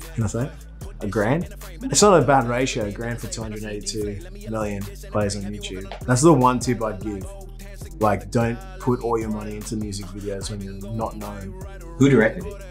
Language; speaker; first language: English; native; English